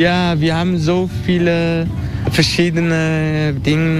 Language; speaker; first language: German; non-native, learner; Turkish